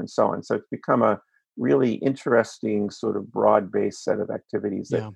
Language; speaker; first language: English; native; English